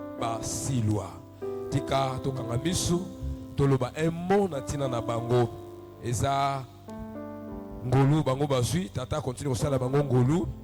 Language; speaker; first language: Lingala; native; Lingala